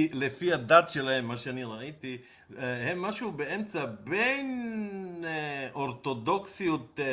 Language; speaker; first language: Hebrew; non-native, fluent; Serbian